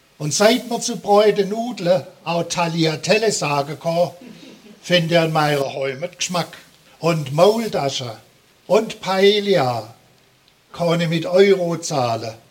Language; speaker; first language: German; native; German